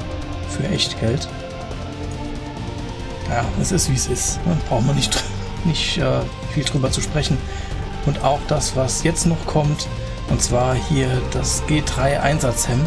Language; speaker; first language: German; native; German